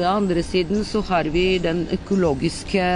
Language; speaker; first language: Norwegian; non-native, fluent; Bulgarian